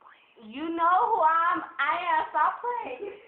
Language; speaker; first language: English; native; English